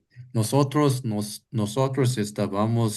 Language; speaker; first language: Spanish; non-native, learner; English